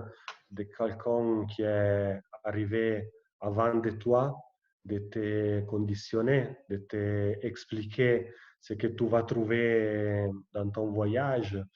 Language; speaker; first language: French; non-native, fluent; Italian